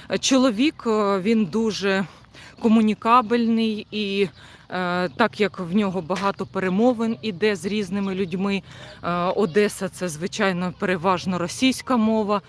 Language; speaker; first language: Ukrainian; non-native, local second language; Russian